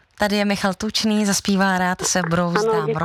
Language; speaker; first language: Czech; native; Czech